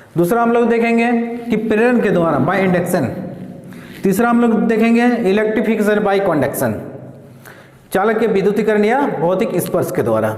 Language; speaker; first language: Hindi; native; Hindi